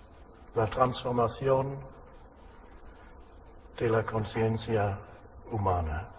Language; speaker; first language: Spanish; non-native, fluent; German